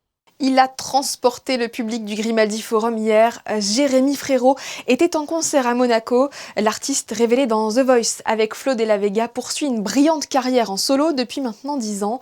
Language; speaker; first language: French; native; French